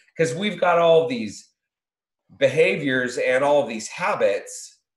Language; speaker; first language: English; native; English